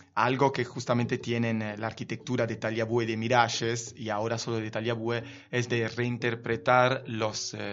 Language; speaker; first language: Spanish; non-native, fluent; Italian